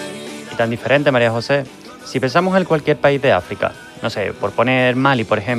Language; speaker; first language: Spanish; native; Spanish